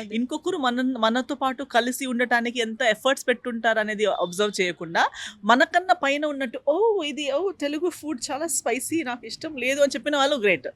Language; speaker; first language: Telugu; non-native, local second language; Konkani